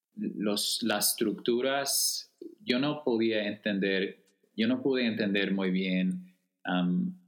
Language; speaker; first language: Spanish; non-native, fluent; English